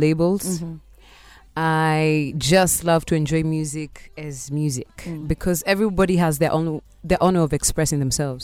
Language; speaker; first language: English; non-native, local second language; Kamba